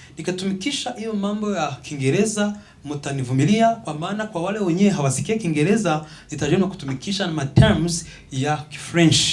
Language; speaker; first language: Swahili; non-native, local second language; Kinyarwanda